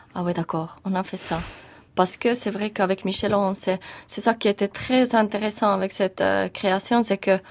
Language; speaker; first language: French; non-native, fluent; Finnish